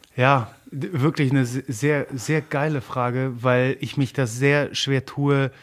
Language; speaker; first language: German; early bilingual, other home language; Polish